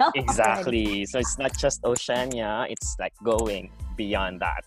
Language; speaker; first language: English; non-native, local second language; Filipino